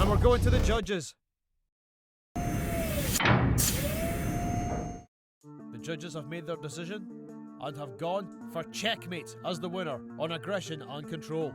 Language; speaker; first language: English; native; English